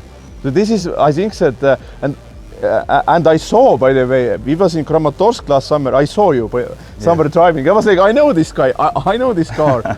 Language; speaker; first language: English; non-native, fluent; Ukrainian